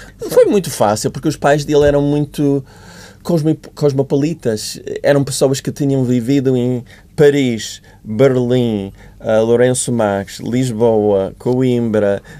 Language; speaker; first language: Portuguese; non-native, fluent; English